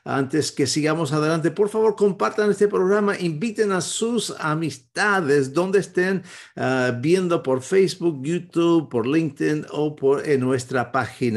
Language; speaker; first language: Spanish; non-native, fluent; English